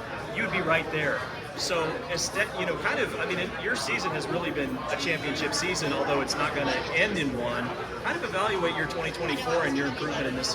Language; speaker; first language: English; native; English